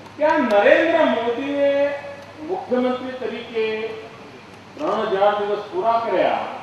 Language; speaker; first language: Gujarati; native; Gujarati